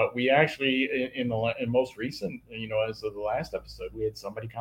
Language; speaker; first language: English; native; English